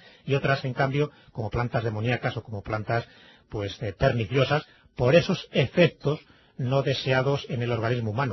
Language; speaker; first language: Spanish; native; Spanish